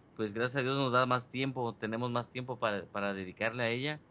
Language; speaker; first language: Spanish; native; Spanish